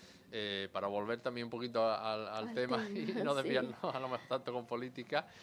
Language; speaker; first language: Spanish; native; Spanish